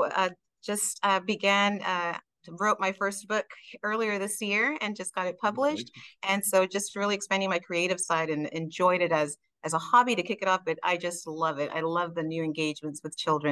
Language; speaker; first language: English; early bilingual, other home language; Spanish